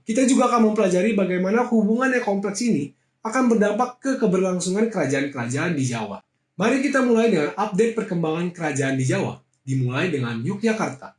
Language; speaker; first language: Indonesian; native; Indonesian